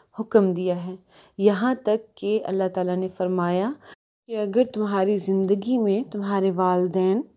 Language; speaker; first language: Urdu; native; Urdu